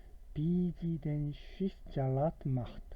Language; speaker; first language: German; non-native, fluent; Korean